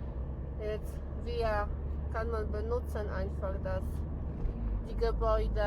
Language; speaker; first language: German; non-native, learner; Polish